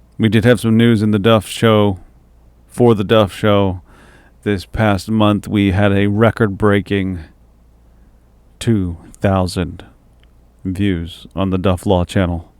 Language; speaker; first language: English; native; English